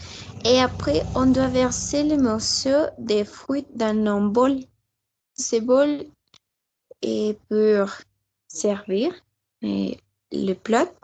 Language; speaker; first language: French; non-native, learner; Spanish